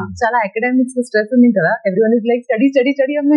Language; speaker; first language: Telugu; non-native, learner; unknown